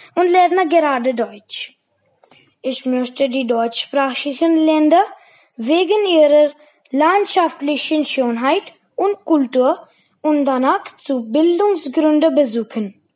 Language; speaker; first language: German; non-native, learner; Hindi